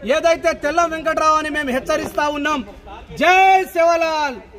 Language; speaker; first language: Telugu; non-native, local second language; Lambadi